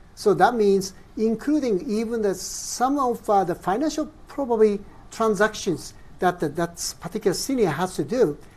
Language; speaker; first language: English; non-native, fluent; Japanese